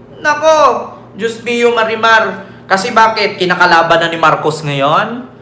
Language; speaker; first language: Filipino; native; Filipino